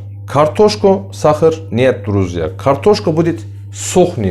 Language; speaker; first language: Russian; non-native, learner; Turkish